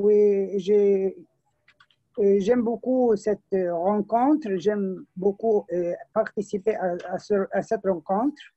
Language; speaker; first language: French; non-native, fluent; Arabic